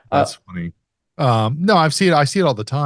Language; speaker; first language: English; native; English